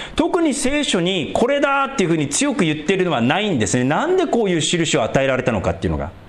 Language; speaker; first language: Japanese; native; Japanese